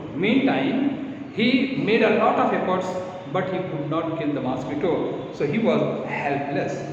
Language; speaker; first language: English; non-native, local second language; Hindi